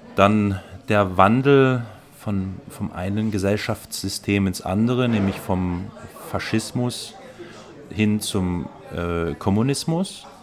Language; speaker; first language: German; native; German